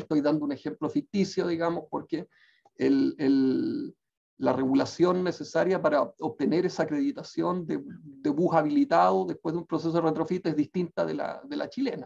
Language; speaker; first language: Spanish; native; Spanish